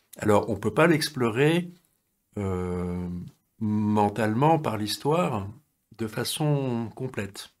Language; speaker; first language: French; native; French